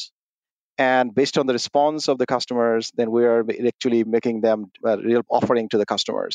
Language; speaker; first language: English; non-native, local second language; Bangla